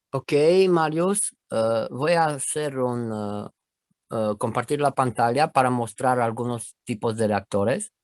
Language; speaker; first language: Spanish; non-native, learner; Romanian